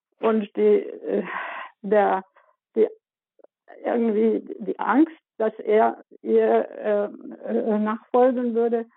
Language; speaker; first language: German; early bilingual, other home language; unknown